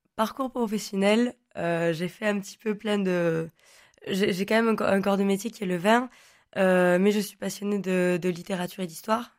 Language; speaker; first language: French; non-native, local second language; Occitan